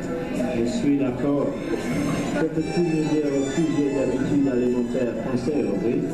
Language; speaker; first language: French; non-native, learner; English